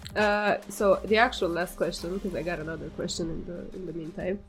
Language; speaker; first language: English; non-native, fluent; Romanian